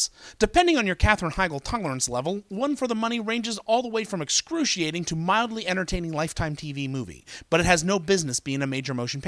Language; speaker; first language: English; native; English